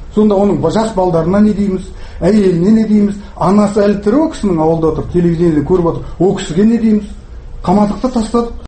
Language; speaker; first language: Kazakh; native; Kazakh